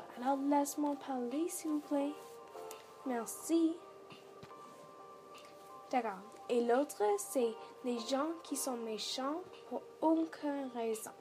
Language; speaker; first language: French; non-native, learner; English